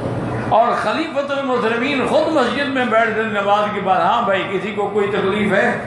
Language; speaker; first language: Urdu; native; Urdu